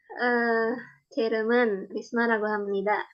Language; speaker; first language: Korean; non-native, learner; Indonesian